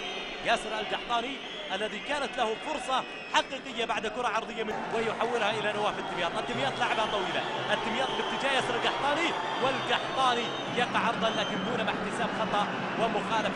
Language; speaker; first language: Arabic; native; Arabic